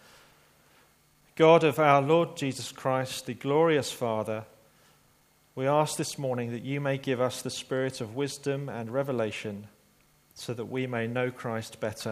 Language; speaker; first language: English; native; English